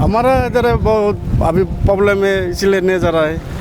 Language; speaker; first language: Hindi; non-native, learner; Bangla